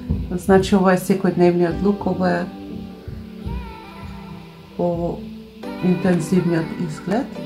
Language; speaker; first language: Macedonian; native; Macedonian